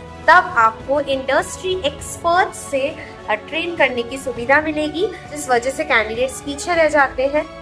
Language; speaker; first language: Hindi; non-native, local second language; Bangla